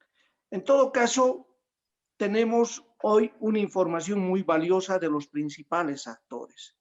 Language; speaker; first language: Spanish; native; Spanish